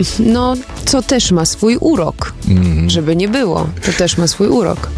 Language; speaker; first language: Polish; early bilingual, heritage; Polish